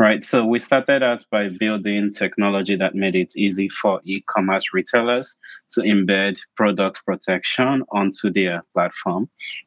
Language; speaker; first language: English; non-native, local second language; Igbo